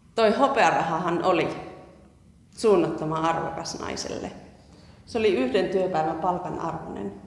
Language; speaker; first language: Finnish; native; Finnish